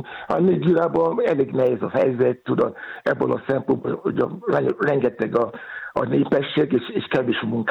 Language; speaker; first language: Hungarian; non-native, learner; Yoruba